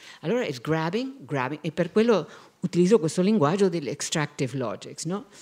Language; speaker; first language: Italian; non-native, fluent; Spanish